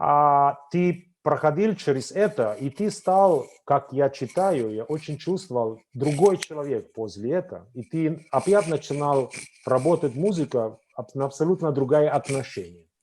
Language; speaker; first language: Russian; non-native, fluent; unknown